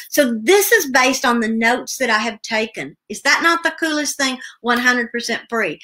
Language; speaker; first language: English; native; English